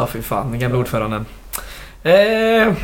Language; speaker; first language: Swedish; native; Swedish